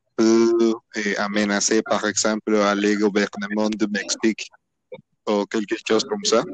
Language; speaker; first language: French; non-native, learner; Spanish